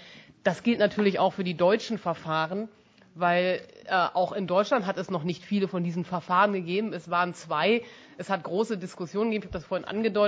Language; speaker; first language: German; native; German